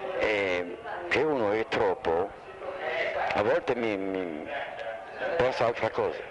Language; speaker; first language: Italian; non-native, fluent; French